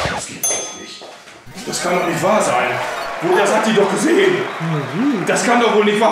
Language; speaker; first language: German; native; German